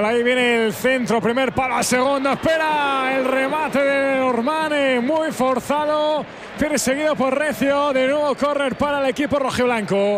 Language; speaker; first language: Spanish; native; Spanish